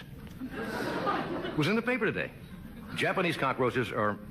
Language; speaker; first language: English; native; English